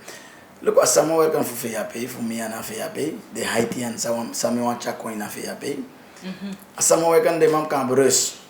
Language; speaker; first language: Dutch; non-native, learner; Haitian Creole